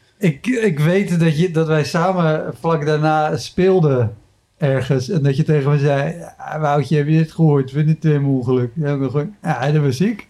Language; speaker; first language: Dutch; native; Dutch